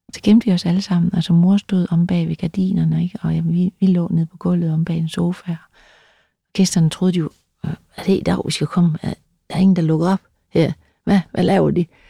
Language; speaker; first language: Danish; native; Danish